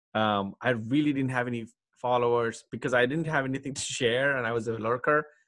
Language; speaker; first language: English; non-native, local second language; Telugu